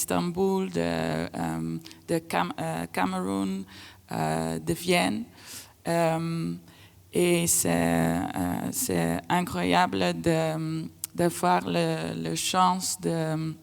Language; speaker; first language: French; non-native, fluent; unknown